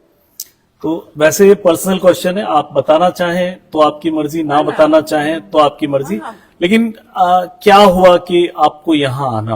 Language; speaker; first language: Hindi; native; Hindi